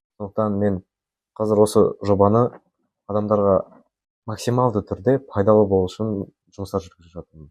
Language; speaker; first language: Kazakh; native; Kazakh